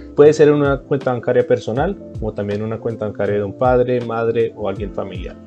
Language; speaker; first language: Spanish; early bilingual, heritage; Spanish